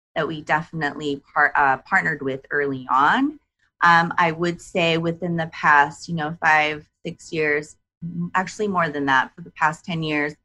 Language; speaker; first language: English; non-native, fluent; Japanese